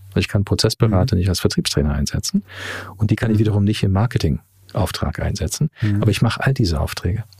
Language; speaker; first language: German; early bilingual, heritage; English